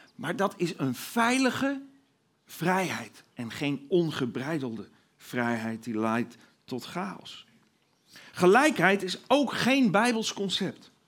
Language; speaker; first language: Dutch; native; Dutch